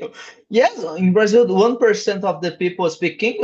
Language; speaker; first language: English; non-native, learner; Portuguese